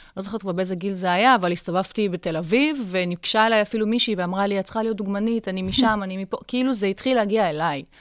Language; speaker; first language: Hebrew; early bilingual, other home language; Russian